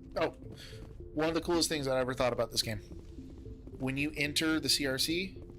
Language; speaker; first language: English; native; English